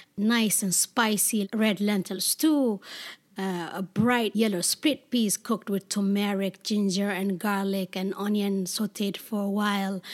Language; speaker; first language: English; non-native, fluent; Amharic